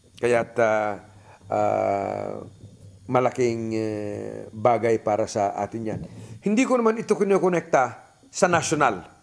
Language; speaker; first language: Filipino; native; Filipino